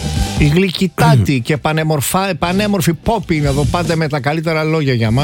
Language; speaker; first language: Greek; native; Greek